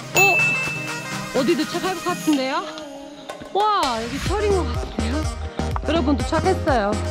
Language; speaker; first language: Korean; non-native, fluent; Turkish